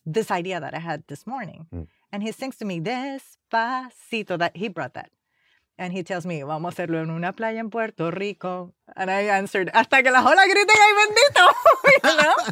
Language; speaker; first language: English; non-native, fluent; Spanish